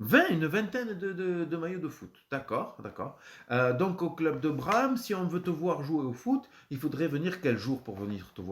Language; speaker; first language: French; native; French